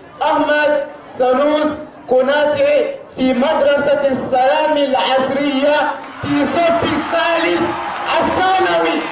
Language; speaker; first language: Arabic; non-native, learner; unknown